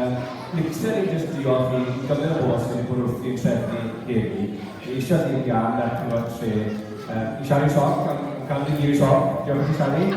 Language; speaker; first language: Welsh; native; Welsh